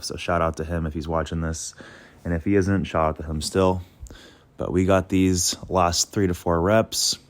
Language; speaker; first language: English; native; English